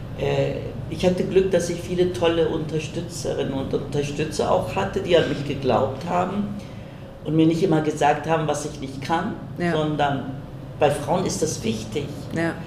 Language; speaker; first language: German; early bilingual, other home language; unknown